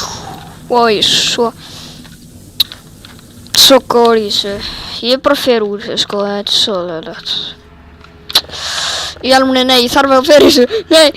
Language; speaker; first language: Icelandic; early bilingual, heritage; Swedish